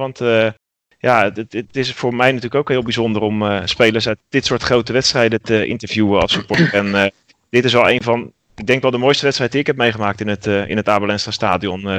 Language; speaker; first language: Dutch; native; Dutch